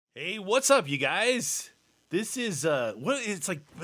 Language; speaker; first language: English; native; English